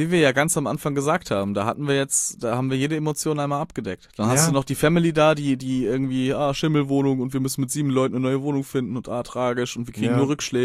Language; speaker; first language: German; native; German